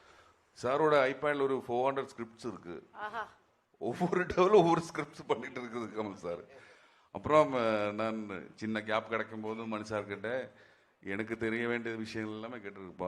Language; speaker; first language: Tamil; non-native, learner; Malayalam